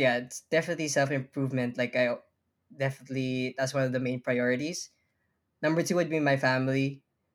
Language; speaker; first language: English; non-native, local second language; Filipino